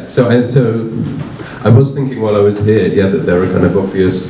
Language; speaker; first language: English; native; English